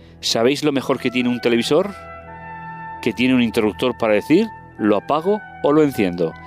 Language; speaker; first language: Spanish; native; Spanish